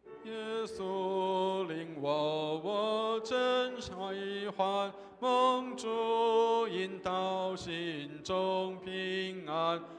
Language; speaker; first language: Chinese; native; Chinese